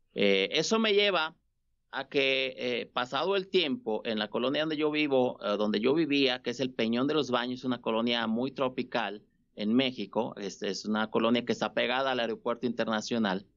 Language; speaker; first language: Spanish; native; Spanish